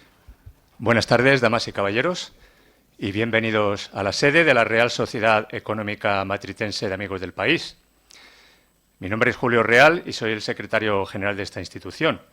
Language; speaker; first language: Spanish; native; Spanish